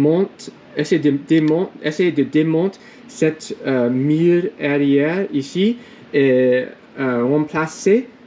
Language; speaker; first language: French; non-native, learner; English